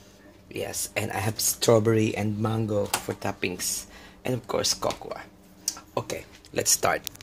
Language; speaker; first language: English; non-native, local second language; Filipino